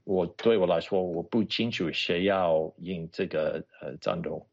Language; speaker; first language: Chinese; non-native, fluent; English